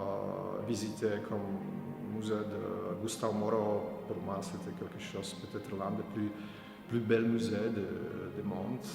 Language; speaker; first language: French; non-native, fluent; Slovak